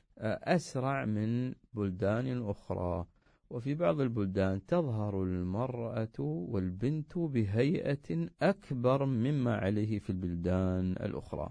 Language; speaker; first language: Arabic; native; Arabic